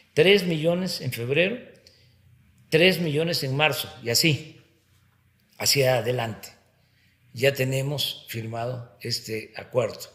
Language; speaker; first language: Spanish; native; Spanish